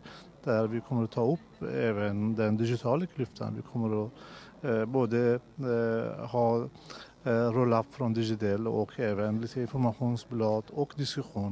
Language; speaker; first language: Swedish; non-native, fluent; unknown